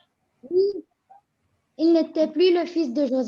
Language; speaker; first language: French; non-native, learner; Arabic